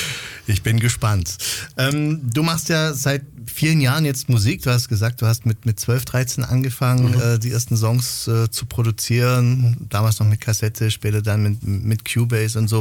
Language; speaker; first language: German; native; German